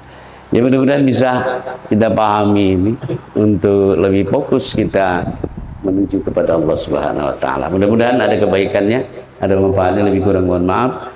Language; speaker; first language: Indonesian; native; Indonesian